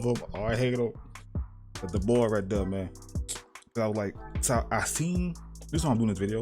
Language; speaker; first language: English; native; English